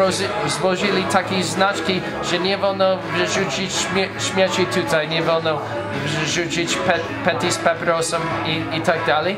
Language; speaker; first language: Polish; non-native, learner; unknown